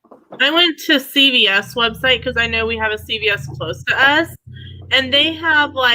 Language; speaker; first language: English; native; English